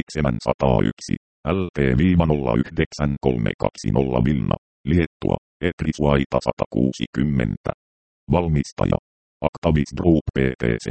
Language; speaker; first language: Finnish; native; Finnish